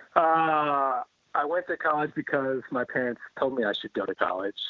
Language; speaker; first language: English; native; English